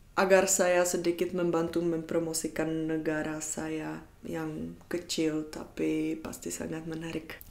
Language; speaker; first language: Indonesian; non-native, fluent; Czech